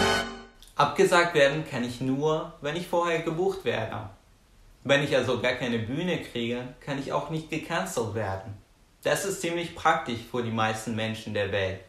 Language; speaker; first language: German; non-native, fluent; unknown